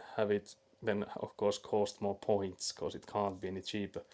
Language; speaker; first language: English; non-native, fluent; Finnish